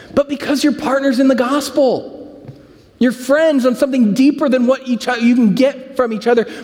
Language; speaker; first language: English; native; English